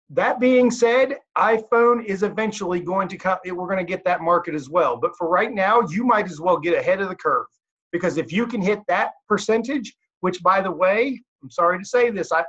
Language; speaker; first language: English; native; English